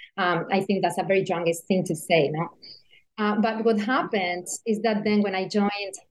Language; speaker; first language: English; non-native, fluent; Spanish